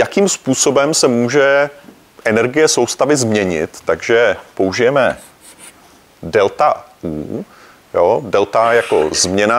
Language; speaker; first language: Czech; native; Czech